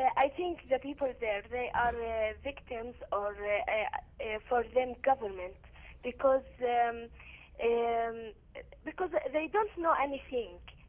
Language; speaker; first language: English; non-native, learner; Arabic